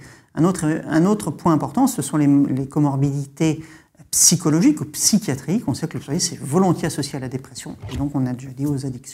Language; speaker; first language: French; native; French